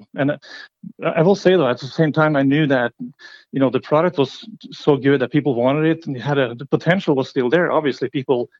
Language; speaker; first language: English; non-native, fluent; Norwegian